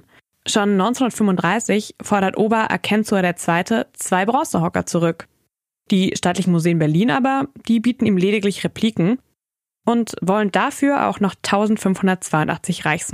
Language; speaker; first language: German; native; German